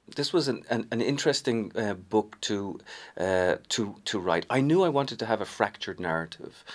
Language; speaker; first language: English; native; English